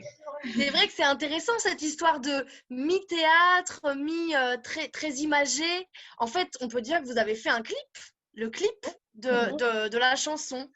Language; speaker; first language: French; native; French